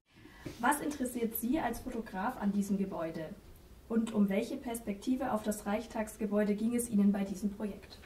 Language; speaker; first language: German; native; German